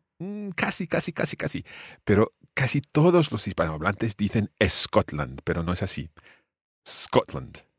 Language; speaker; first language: Spanish; non-native, fluent; English